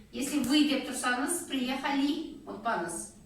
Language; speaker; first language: Russian; non-native, local second language; Kazakh